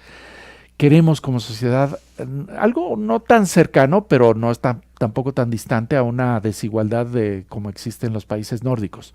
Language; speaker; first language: Spanish; native; Spanish